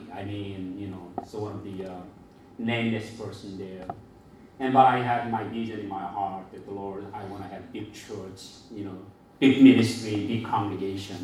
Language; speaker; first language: English; non-native, fluent; Korean